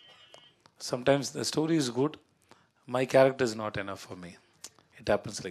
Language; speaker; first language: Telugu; non-native, learner; Tamil